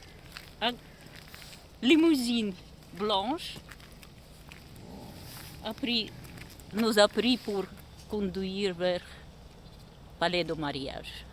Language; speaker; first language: French; non-native, learner; Russian